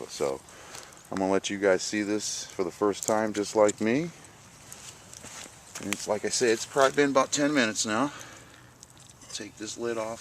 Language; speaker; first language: English; native; English